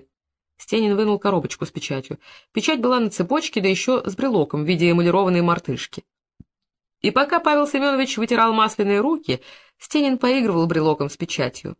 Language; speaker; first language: Russian; native; Russian